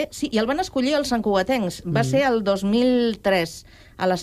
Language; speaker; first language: Catalan; native; Catalan